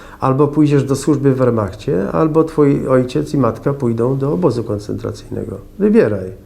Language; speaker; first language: Polish; native; Polish